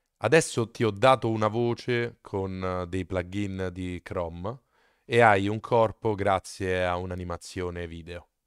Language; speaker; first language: Italian; native; Italian